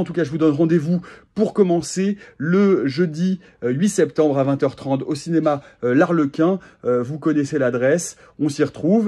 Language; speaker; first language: French; native; French